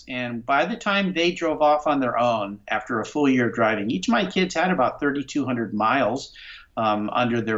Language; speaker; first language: English; native; English